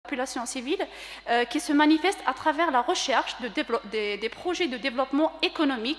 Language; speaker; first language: French; non-native, local second language; Kabyle